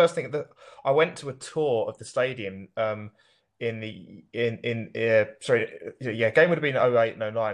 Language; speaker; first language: English; native; English